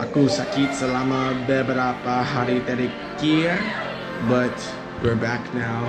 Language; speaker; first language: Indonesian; non-native, learner; English